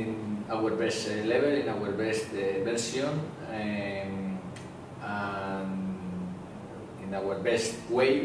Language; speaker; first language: English; non-native, learner; Spanish